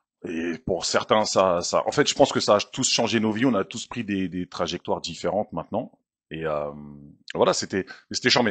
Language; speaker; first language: French; native; French